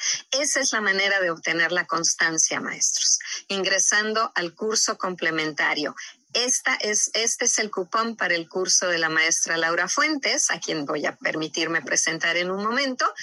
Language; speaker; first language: Spanish; native; Spanish